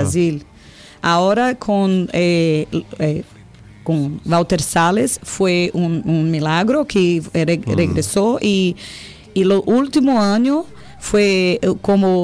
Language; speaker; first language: Spanish; non-native, learner; Portuguese